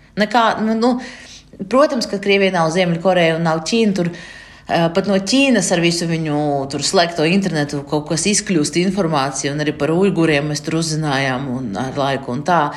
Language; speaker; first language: Latvian; non-native, local second language; Russian